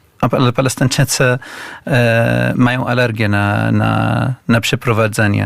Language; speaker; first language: Polish; non-native, learner; Arabic